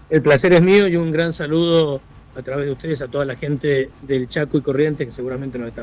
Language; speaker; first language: Spanish; native; Spanish